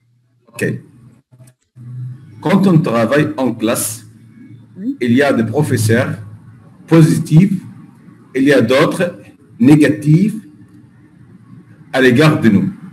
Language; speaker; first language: French; non-native, fluent; Arabic